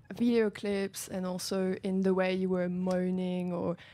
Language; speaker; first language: English; non-native, fluent; French